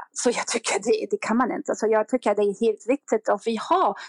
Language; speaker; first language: Swedish; non-native, fluent; German